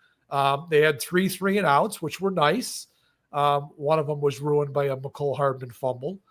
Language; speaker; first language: English; native; English